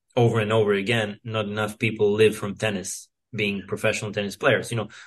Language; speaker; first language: English; non-native, fluent; Serbian